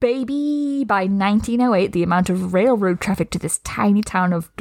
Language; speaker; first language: English; native; English